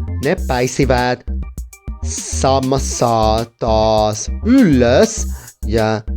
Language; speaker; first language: Finnish; non-native, learner; Spanish